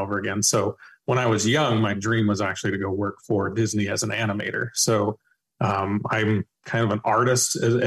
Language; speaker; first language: English; native; English